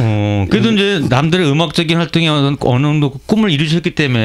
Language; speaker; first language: Korean; native; Korean